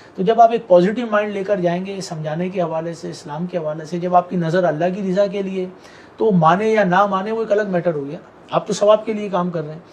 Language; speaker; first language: Urdu; native; Urdu